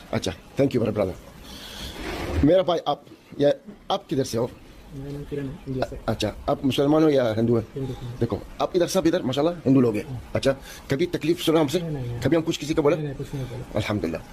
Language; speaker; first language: Hindi; non-native, learner; Arabic